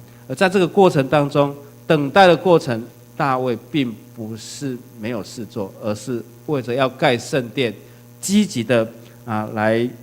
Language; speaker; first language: Chinese; native; Chinese